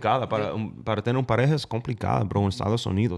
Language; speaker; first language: Spanish; non-native, fluent; English